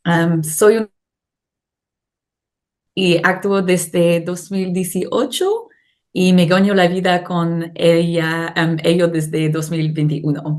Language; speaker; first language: Spanish; non-native, learner; English